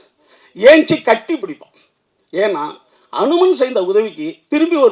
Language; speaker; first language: Tamil; native; Tamil